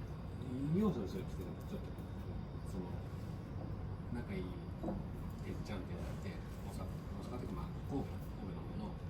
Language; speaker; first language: Japanese; native; Japanese